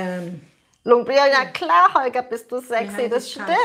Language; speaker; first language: German; native; German